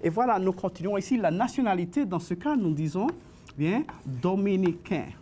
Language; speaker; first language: French; non-native, fluent; Spanish